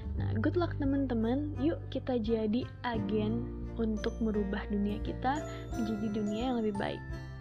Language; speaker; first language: Indonesian; native; Indonesian